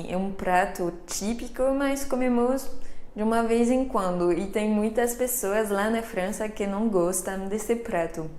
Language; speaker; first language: Portuguese; non-native, fluent; French